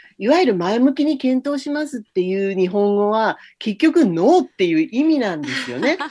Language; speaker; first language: Japanese; non-native, fluent; English